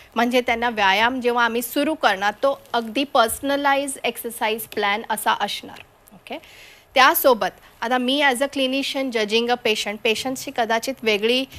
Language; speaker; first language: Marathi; non-native, local second language; Konkani